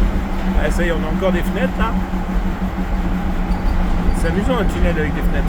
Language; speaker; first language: French; native; French